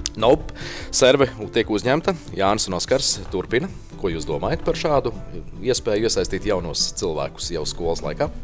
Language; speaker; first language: Latvian; native; Latvian